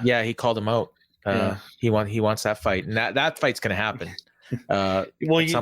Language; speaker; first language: English; native; English